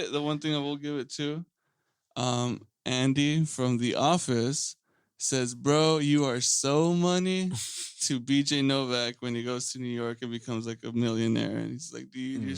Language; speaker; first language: English; native; English